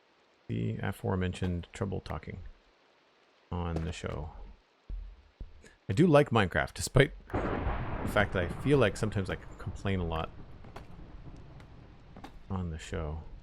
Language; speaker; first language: English; native; English